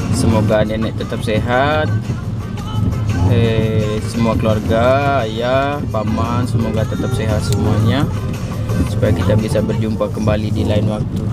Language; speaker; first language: Indonesian; non-native, local second language; Sasak